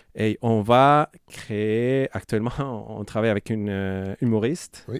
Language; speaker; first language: French; non-native, fluent; Spanish